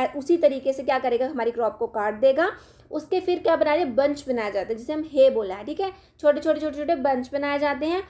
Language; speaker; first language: Hindi; non-native, local second language; Dogri